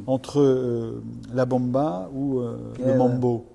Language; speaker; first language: French; native; French